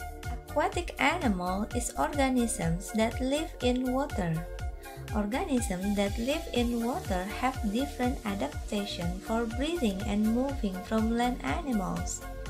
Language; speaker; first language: English; non-native, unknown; Indonesian